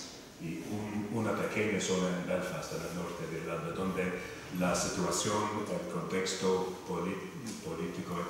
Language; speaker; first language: Spanish; non-native, fluent; English